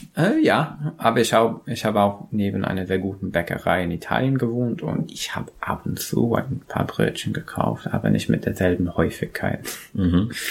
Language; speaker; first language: German; non-native, fluent; English